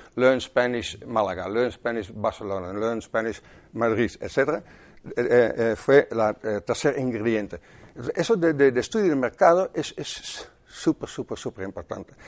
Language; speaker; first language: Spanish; non-native, fluent; Dutch